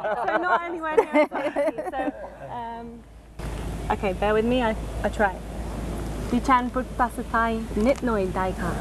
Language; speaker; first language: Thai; non-native, learner; English